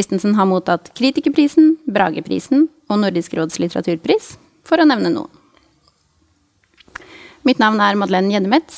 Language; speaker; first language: Norwegian; native; Norwegian